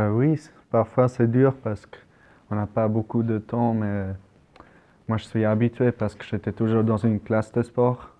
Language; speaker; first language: French; non-native, local second language; German